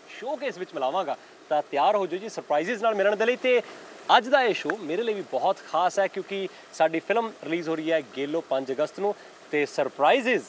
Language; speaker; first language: Punjabi; native; Punjabi